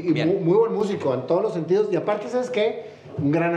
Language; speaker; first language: Spanish; native; Spanish